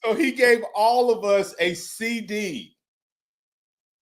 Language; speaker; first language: English; native; English